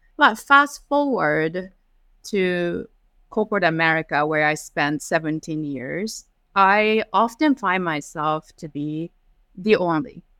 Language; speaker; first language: English; early bilingual, other home language; Japanese